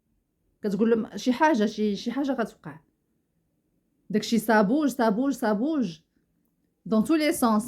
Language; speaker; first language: Arabic; native; Arabic